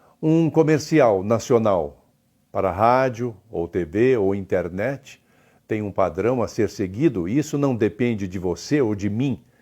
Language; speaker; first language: Portuguese; native; Portuguese